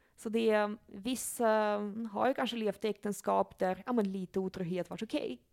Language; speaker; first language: Swedish; early bilingual, other home language; Russian